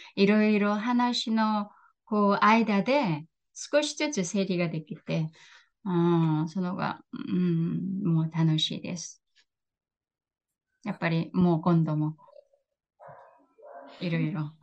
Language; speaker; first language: Japanese; non-native, fluent; Korean